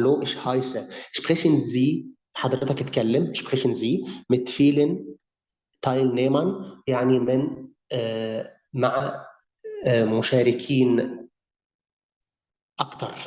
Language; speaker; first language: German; non-native, fluent; Arabic